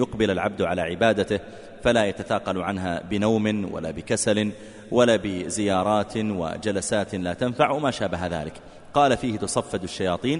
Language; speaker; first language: Arabic; native; Arabic